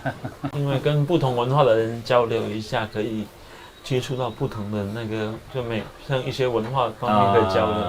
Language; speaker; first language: Chinese; native; Chinese